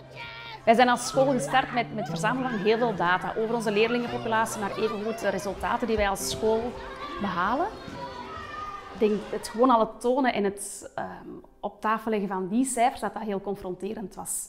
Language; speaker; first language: Dutch; native; Dutch